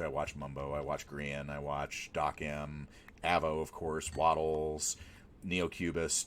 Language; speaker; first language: English; native; English